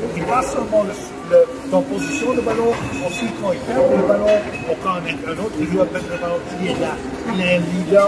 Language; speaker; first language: French; non-native, fluent; Dutch